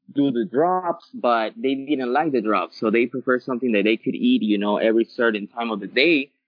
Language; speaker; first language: English; early bilingual, other home language; Spanish